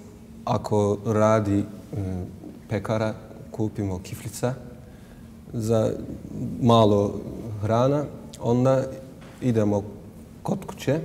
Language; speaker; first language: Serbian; non-native, learner; Turkish